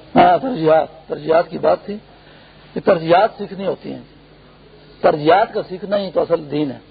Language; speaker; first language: Urdu; non-native, local second language; Pashto